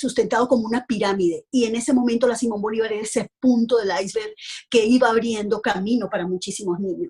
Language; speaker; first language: Spanish; native; Spanish